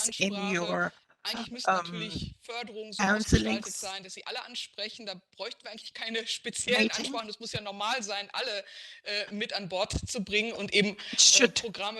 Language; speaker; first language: German; native; German